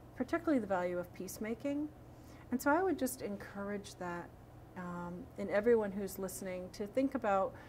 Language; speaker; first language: English; native; English